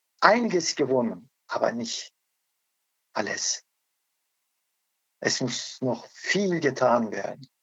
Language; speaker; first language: German; non-native, learner; Turkish